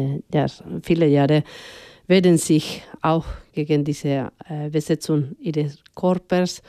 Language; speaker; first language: German; non-native, fluent; Spanish